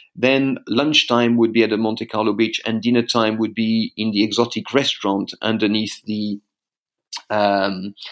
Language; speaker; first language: English; non-native, fluent; French